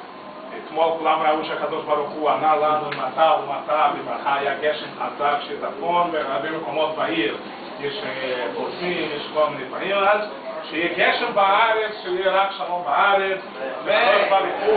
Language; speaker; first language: Hebrew; non-native, fluent; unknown